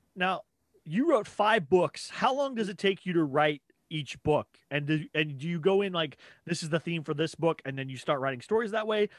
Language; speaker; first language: English; native; English